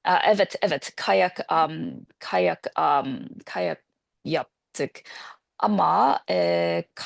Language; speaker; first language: Turkish; non-native, learner; English